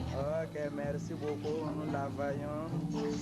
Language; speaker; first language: French; non-native, local second language; Swahili